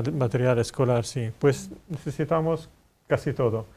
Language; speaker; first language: Spanish; non-native, fluent; Arabic